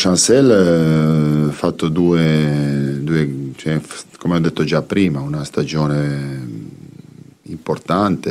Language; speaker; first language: Italian; non-native, fluent; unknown